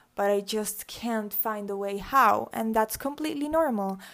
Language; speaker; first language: English; early bilingual, other home language; Spanish